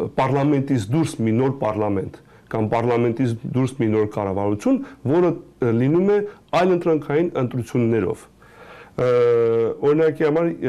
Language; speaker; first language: Armenian; early bilingual, heritage; Armenian